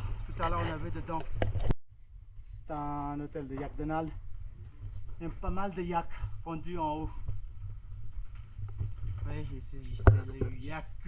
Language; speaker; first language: French; non-native, fluent; Nepali